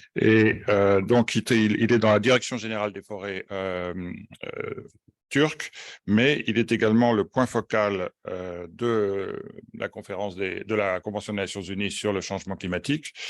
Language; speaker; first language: French; native; French